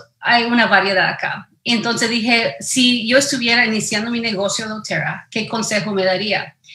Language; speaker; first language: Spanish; early bilingual, heritage; Spanish